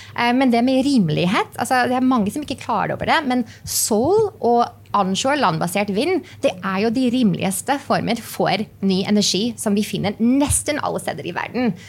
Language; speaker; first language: Norwegian; non-native, fluent; English